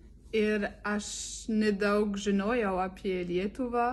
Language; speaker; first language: Lithuanian; non-native, learner; French